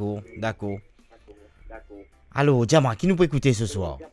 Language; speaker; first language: French; non-native, local second language; Morisyen